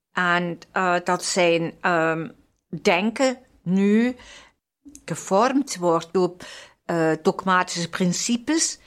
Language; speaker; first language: Dutch; non-native, fluent; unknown